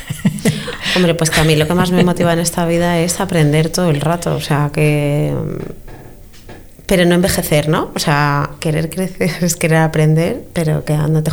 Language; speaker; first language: Spanish; native; Spanish